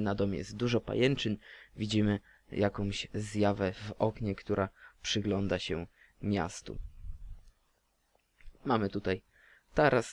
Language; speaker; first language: Polish; native; Polish